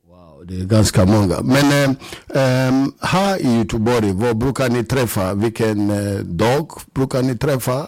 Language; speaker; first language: Swedish; non-native, fluent; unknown